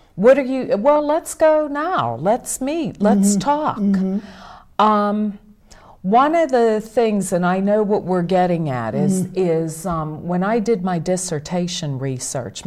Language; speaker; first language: English; native; English